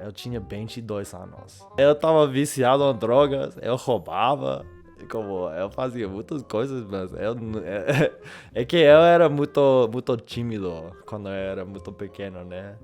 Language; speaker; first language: Portuguese; non-native, learner; English